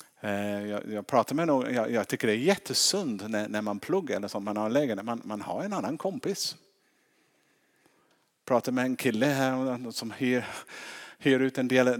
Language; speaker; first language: Swedish; non-native, fluent; English